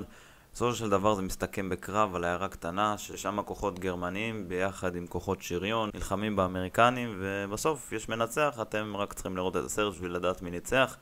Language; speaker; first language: Hebrew; native; Hebrew